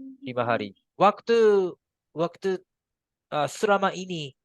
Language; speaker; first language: Indonesian; non-native, learner; Japanese